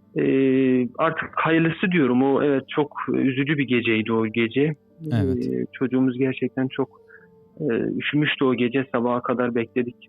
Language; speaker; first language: Turkish; native; Turkish